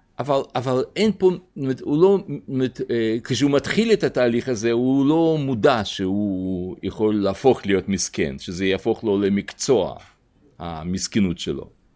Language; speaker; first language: Hebrew; non-native, fluent; Russian